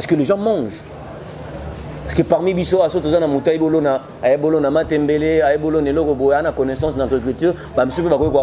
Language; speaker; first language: French; non-native, local second language; Lingala